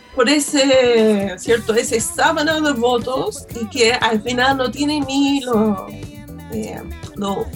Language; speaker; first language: Spanish; non-native, fluent; English